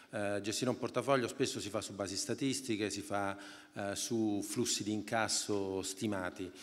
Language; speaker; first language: Italian; native; Italian